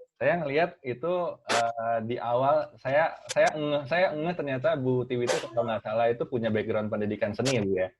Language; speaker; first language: Indonesian; native; Indonesian